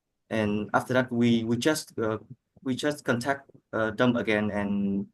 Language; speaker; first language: English; non-native, learner; Vietnamese